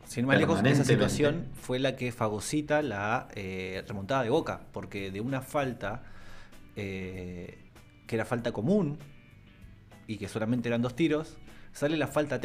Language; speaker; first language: Spanish; native; Spanish